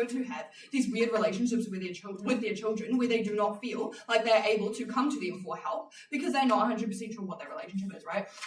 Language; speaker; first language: English; native; English